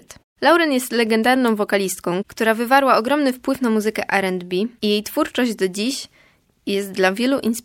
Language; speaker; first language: Polish; native; Polish